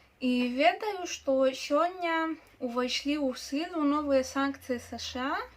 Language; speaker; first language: Belarusian; non-native, local second language; Russian